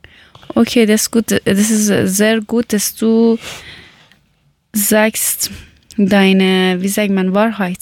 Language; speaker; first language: German; non-native, fluent; Persian